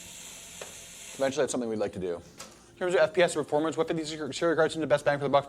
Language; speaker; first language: English; native; English